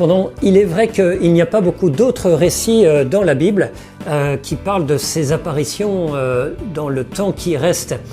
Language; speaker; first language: French; native; French